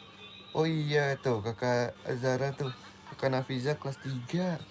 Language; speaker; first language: Indonesian; native; Indonesian